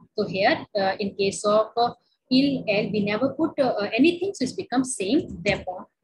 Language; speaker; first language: English; non-native, local second language; Hindi